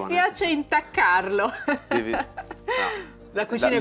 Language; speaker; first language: Italian; native; Italian